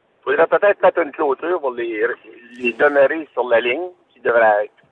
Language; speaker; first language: French; native; French